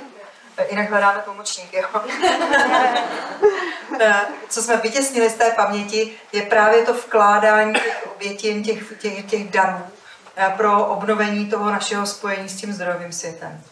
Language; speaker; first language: Czech; native; Czech